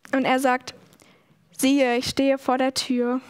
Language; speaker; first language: German; native; German